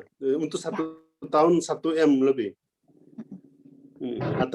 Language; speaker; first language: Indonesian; non-native, learner; Korean